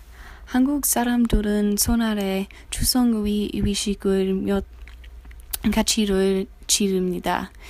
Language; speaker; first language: Korean; non-native, learner; English